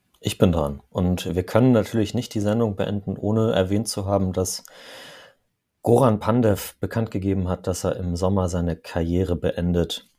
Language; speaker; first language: German; native; German